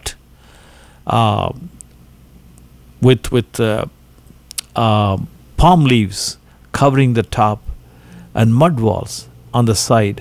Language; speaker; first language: English; non-native, local second language; Tamil